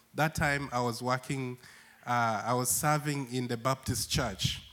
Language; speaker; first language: English; non-native, local second language; Acoli